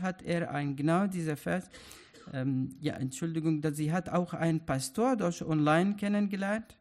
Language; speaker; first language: German; non-native, fluent; Arabic